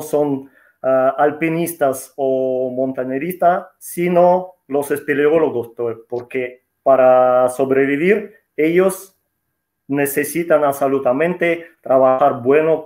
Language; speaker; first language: Spanish; non-native, fluent; Russian